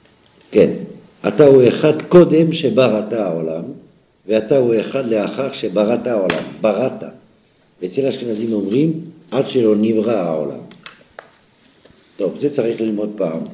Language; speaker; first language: Hebrew; non-native, fluent; French